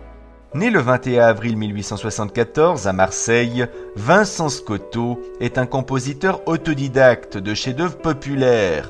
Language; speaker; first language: French; native; French